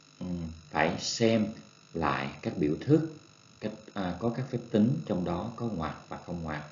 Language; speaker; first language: Vietnamese; native; Vietnamese